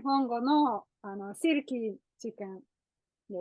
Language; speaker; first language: Japanese; non-native, learner; Polish